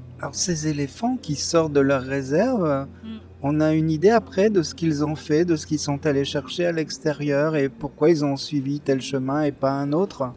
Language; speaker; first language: French; native; French